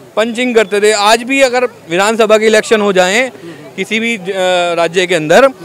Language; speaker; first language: Hindi; native; Hindi